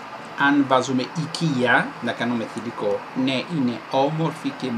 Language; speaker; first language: Greek; non-native, fluent; Italian